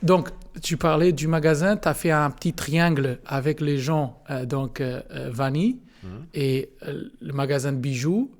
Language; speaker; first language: French; non-native, learner; Portuguese